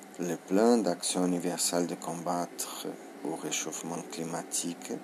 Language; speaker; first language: French; non-native, learner; Portuguese